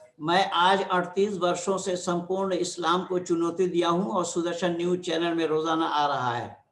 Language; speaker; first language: Hindi; non-native, local second language; Bangla